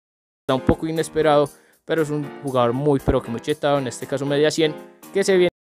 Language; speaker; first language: Spanish; native; Spanish